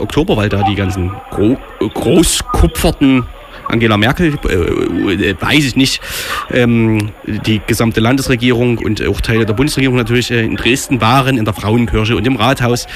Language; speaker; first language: German; native; German